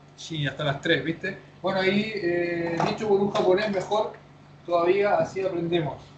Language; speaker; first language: Spanish; native; Spanish